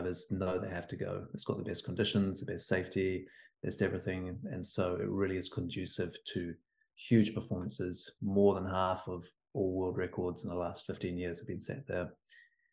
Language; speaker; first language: English; native; English